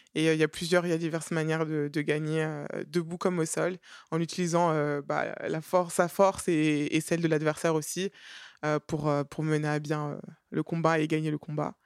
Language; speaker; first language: French; native; French